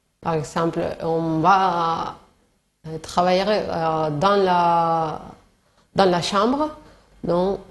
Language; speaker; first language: French; non-native, learner; Spanish